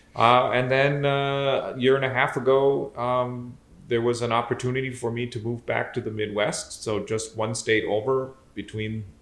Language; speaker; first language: English; native; English